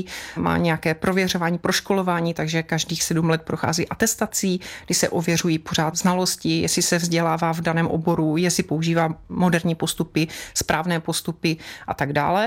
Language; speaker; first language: Czech; native; Czech